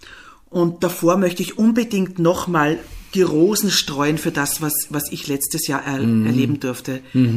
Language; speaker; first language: German; native; German